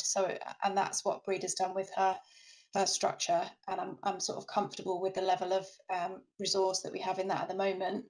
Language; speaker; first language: English; native; English